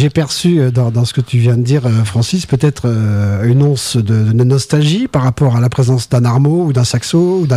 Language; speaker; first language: French; native; French